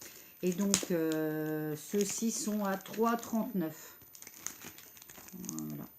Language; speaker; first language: French; native; French